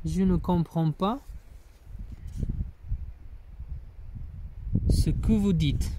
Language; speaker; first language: French; non-native, learner; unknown